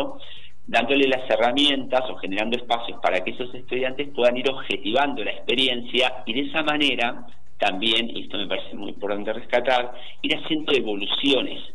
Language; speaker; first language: Spanish; native; Spanish